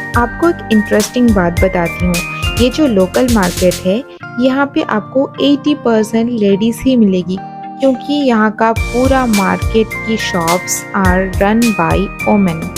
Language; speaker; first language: Hindi; non-native, local second language; Bangla